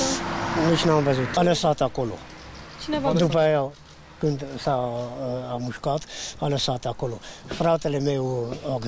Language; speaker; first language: Romanian; non-native, local second language; Hungarian